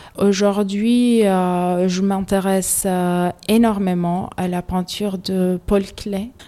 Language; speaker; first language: French; non-native, fluent; Arabic